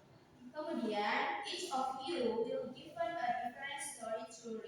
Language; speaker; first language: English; non-native, learner; Indonesian